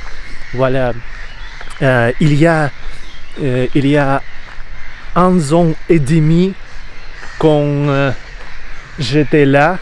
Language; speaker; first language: French; non-native, learner; Russian